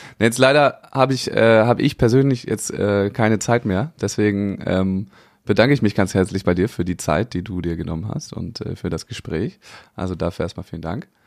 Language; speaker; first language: German; native; German